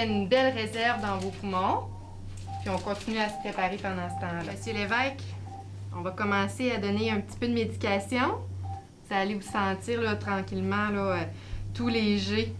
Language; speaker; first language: French; native; French